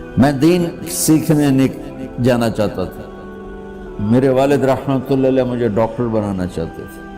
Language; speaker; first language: Urdu; non-native, local second language; Punjabi